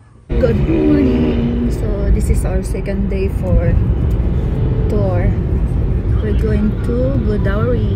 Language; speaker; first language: English; non-native, local second language; Filipino